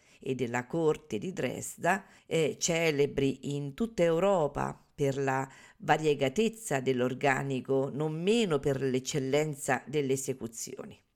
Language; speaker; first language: Italian; native; Italian